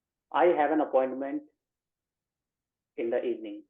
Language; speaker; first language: English; non-native, local second language; Hindi